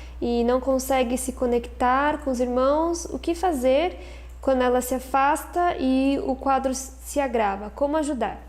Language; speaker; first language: Portuguese; native; Portuguese